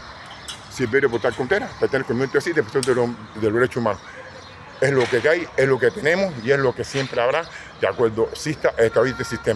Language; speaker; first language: Spanish; native; Spanish